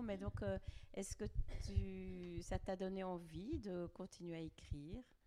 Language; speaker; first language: French; native; French